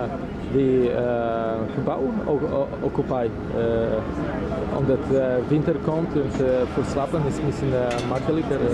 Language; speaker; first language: Dutch; non-native, learner; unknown